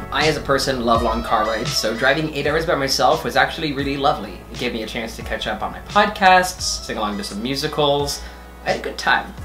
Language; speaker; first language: English; native; English